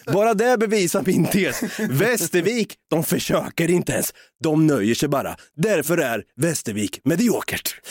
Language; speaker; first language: Swedish; native; Swedish